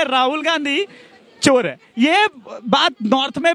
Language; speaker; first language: Hindi; native; Hindi